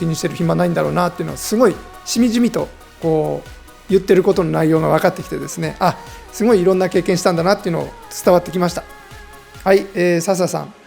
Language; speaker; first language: Japanese; native; Japanese